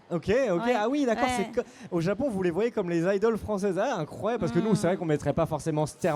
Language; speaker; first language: French; native; French